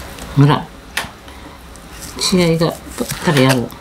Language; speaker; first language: Japanese; native; Japanese